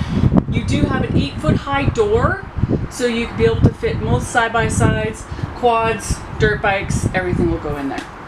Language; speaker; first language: English; native; English